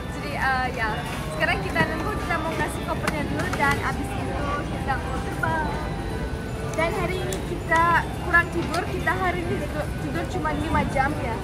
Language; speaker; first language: Indonesian; non-native, fluent; Russian